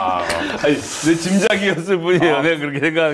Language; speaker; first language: Korean; native; Korean